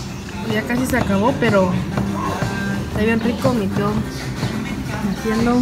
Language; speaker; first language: Spanish; early bilingual, heritage; Spanish